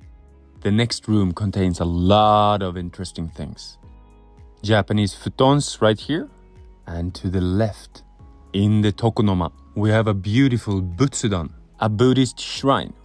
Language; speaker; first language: English; non-native, fluent; Swedish